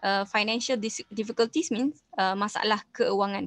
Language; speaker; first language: English; non-native, local second language; Malay